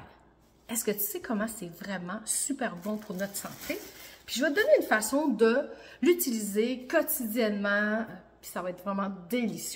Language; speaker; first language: French; native; French